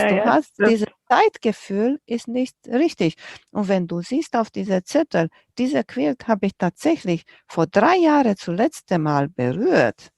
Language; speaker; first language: German; non-native, fluent; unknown